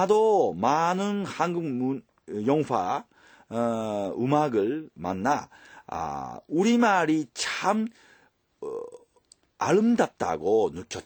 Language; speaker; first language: Korean; non-native, fluent; Japanese